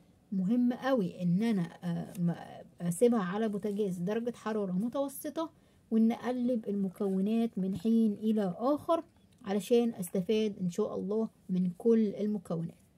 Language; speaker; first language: Arabic; native; Arabic